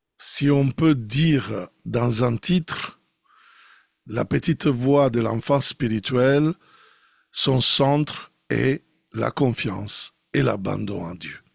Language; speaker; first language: French; non-native, fluent; Italian